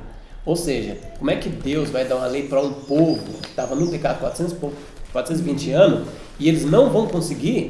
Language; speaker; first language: Portuguese; native; Portuguese